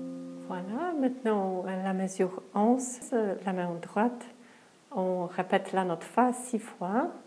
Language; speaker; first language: French; non-native, fluent; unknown